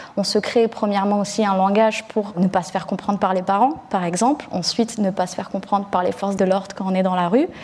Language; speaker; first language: French; early bilingual, other home language; Arabic